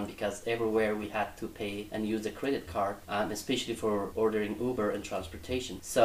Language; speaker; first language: English; non-native, fluent; Persian